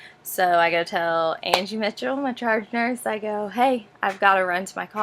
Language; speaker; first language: English; native; English